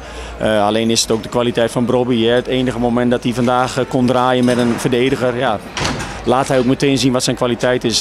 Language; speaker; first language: Dutch; native; Dutch